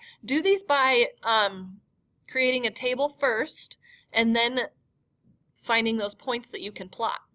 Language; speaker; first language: English; native; English